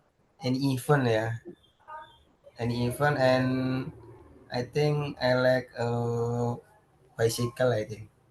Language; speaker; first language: English; non-native, learner; Indonesian